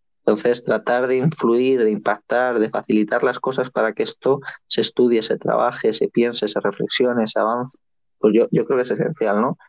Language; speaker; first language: Spanish; native; Spanish